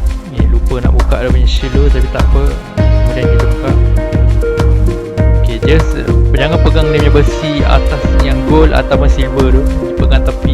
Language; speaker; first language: Malay; native; Malay